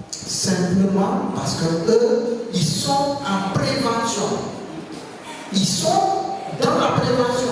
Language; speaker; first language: French; non-native, local second language; Wolof